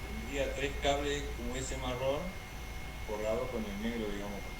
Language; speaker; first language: Spanish; native; Spanish